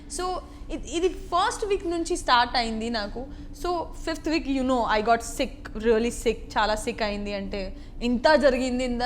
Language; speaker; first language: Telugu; non-native, learner; Gujarati